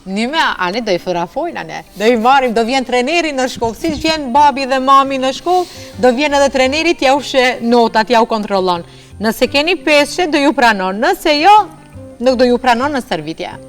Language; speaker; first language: Albanian; native; Albanian